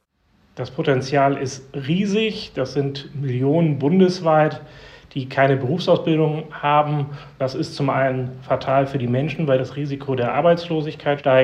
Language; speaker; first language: German; native; German